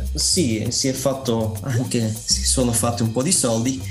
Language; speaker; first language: Italian; non-native, fluent; Dutch